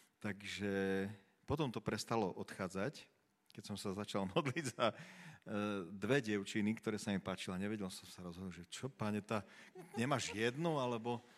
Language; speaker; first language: Slovak; native; Slovak